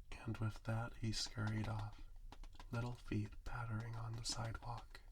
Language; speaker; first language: English; native; English